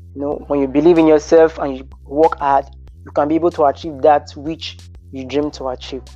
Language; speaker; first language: English; non-native, local second language; Bini